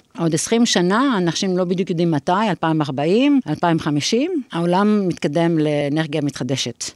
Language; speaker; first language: Hebrew; non-native, fluent; English